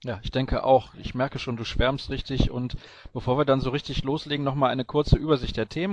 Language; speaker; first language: German; native; German